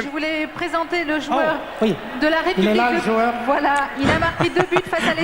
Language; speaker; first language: French; native; French